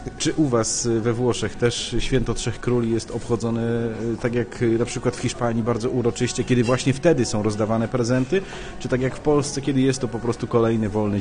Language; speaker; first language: Polish; native; Polish